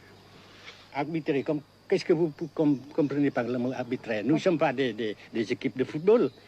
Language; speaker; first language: French; non-native, fluent; Vietnamese